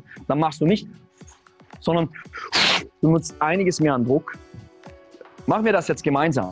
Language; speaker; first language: German; native; German